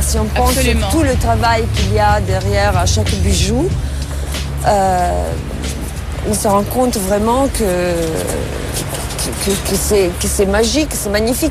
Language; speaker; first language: French; non-native, fluent; Italian